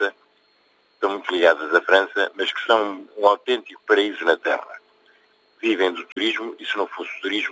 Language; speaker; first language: Portuguese; native; Portuguese